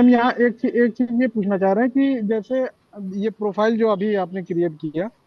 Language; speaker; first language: Hindi; native; Hindi